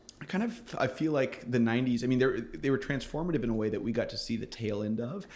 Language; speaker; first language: English; native; English